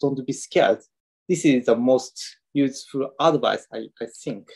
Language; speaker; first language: English; non-native, learner; Japanese